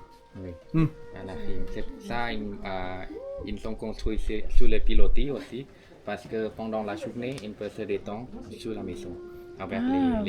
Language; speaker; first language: French; non-native, fluent; Thai